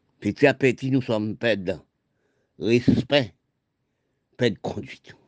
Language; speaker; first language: French; non-native, local second language; Haitian Creole